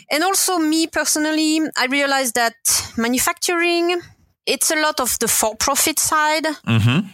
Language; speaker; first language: English; non-native, fluent; French